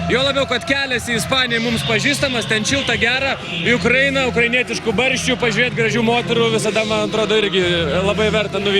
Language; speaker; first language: Lithuanian; native; Lithuanian